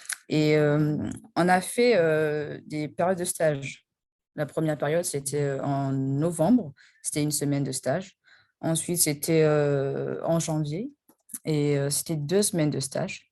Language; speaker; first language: French; non-native, local second language; Rundi